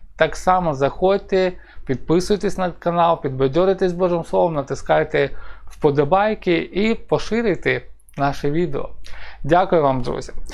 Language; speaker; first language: Ukrainian; non-native, local second language; Russian